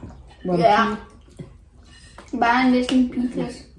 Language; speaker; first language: Danish; early bilingual, other home language; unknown